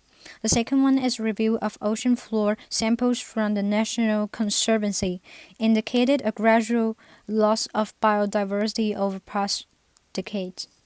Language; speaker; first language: English; non-native, fluent; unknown